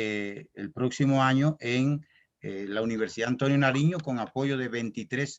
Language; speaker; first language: Spanish; native; Spanish